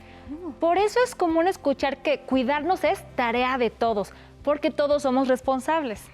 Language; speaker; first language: Spanish; native; Spanish